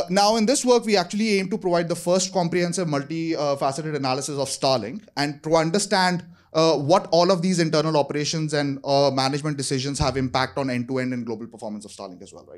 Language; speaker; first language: English; non-native, fluent; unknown